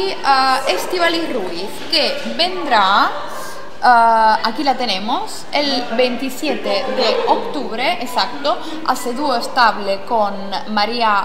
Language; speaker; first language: Spanish; non-native, fluent; Italian